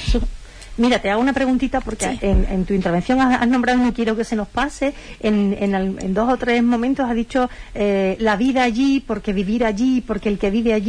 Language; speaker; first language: Spanish; native; Spanish